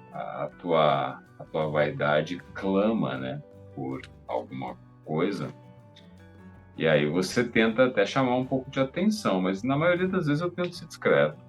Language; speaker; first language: Portuguese; native; Portuguese